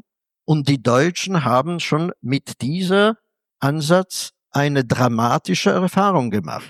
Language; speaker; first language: German; non-native, fluent; Polish